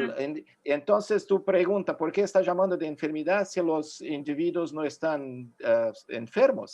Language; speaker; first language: Spanish; non-native, fluent; Portuguese